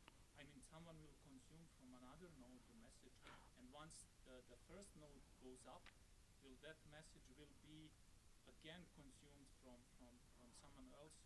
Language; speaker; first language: English; non-native, fluent; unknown